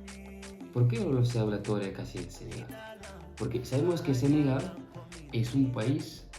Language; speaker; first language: Spanish; non-native, fluent; Fula